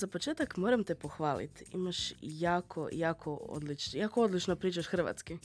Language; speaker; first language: Serbian; native; Serbian